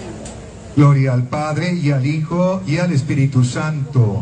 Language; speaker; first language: Spanish; native; Spanish